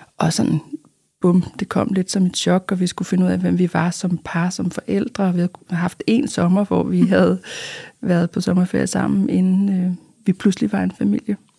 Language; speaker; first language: Danish; native; Danish